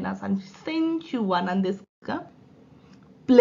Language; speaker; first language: Japanese; non-native, fluent; Hindi